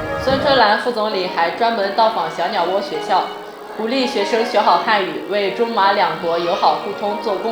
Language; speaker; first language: Chinese; native; Chinese